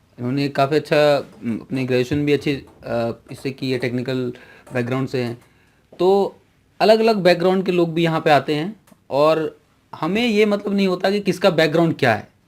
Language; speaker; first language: Hindi; native; Hindi